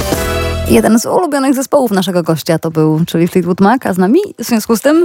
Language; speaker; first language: Polish; native; Polish